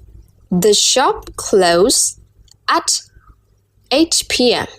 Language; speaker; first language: English; non-native, learner; Burmese